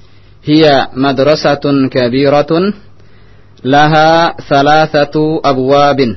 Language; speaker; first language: Arabic; non-native, fluent; Indonesian